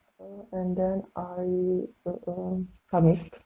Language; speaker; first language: English; non-native, learner; Serbian